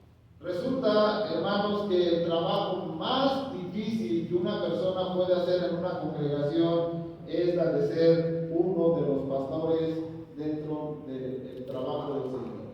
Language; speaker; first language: Spanish; native; Spanish